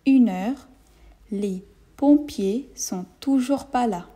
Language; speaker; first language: French; non-native, fluent; Bangla